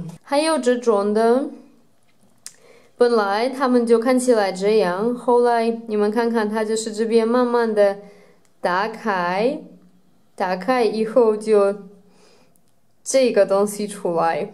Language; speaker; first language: Chinese; non-native, fluent; Russian